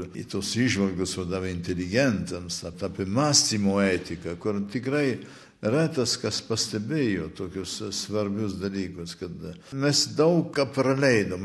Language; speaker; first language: Lithuanian; early bilingual, heritage; Lithuanian